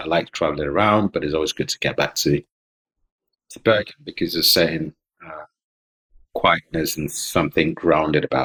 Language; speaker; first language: English; non-native, local second language; Akan